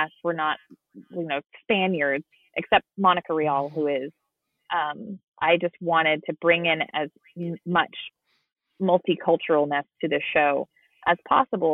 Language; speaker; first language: English; native; English